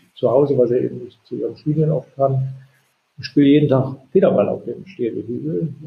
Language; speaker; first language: German; native; German